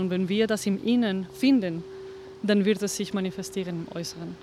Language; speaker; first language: German; non-native, fluent; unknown